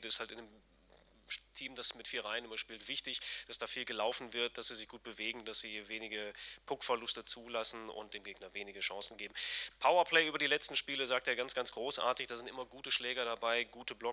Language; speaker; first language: German; native; German